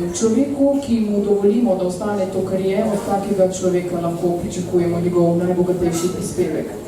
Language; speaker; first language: Slovenian; early bilingual, other home language; Bosnian